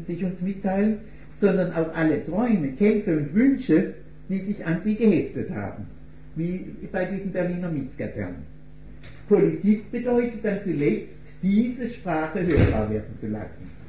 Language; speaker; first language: German; native; German